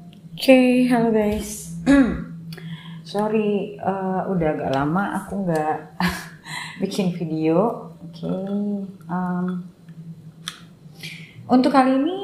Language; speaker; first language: Indonesian; native; Indonesian